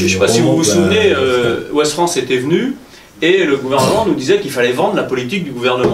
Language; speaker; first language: French; native; French